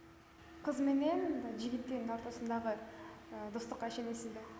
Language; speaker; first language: Kyrgyz; native; Kyrgyz